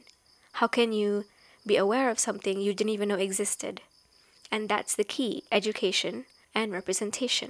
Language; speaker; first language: English; non-native, local second language; Malay